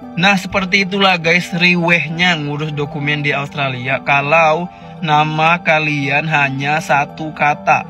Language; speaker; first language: Indonesian; native; Indonesian